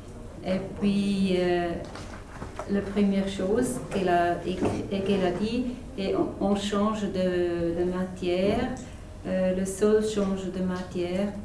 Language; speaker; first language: French; non-native, fluent; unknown